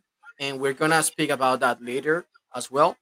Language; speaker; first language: English; non-native, fluent; Spanish